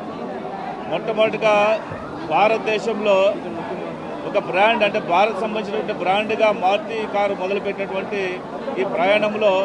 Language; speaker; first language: Telugu; native; Telugu